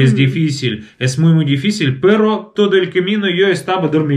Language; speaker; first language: Spanish; non-native, fluent; Russian